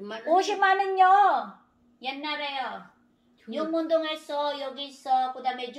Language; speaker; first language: Korean; non-native, learner; Filipino